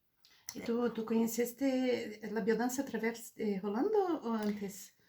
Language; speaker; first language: Spanish; non-native, fluent; Portuguese